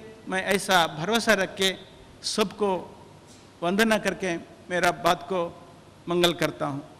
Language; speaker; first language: Hindi; non-native, local second language; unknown